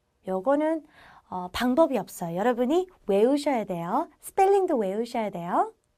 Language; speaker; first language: Korean; native; Korean